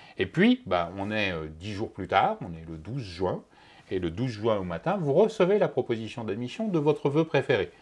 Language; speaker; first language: French; native; French